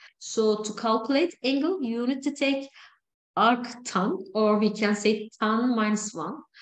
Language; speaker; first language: English; non-native, fluent; Turkish